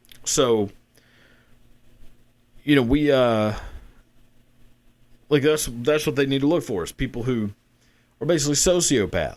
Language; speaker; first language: English; native; English